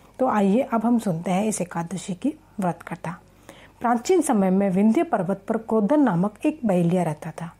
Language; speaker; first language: Hindi; native; Hindi